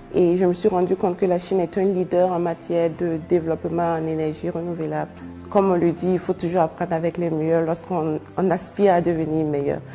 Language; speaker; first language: French; non-native, local second language; Mossi